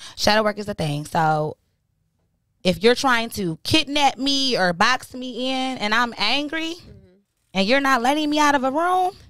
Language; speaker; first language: English; native; English